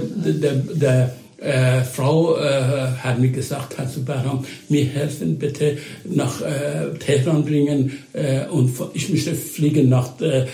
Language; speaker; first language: German; non-native, learner; Persian